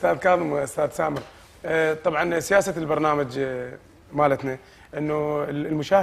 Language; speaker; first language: Arabic; native; Arabic